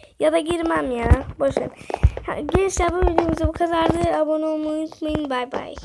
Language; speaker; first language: Turkish; native; Turkish